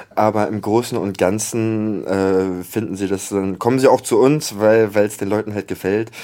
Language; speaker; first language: German; native; German